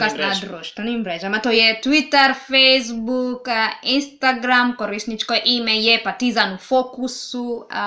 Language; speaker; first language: Serbian; non-native, learner; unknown